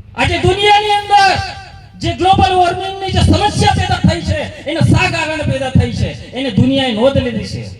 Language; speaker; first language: Gujarati; non-native, local second language; Bhili